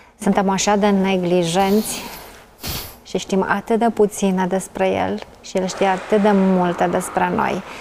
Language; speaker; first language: Romanian; native; Romanian